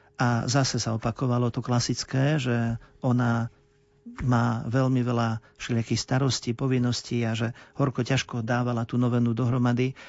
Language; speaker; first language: Slovak; native; Slovak